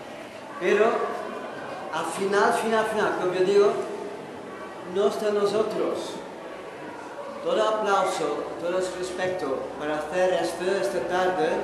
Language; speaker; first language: Spanish; non-native, learner; Dutch